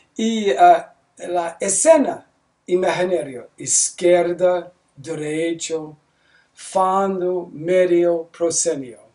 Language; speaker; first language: Spanish; non-native, learner; English